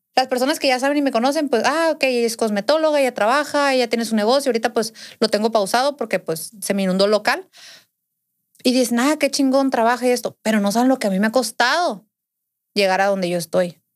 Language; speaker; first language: Spanish; native; Spanish